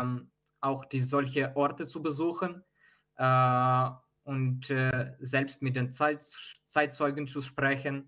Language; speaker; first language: German; non-native, fluent; Ukrainian